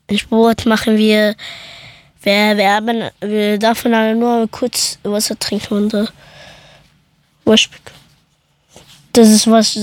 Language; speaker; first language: German; early bilingual, other home language; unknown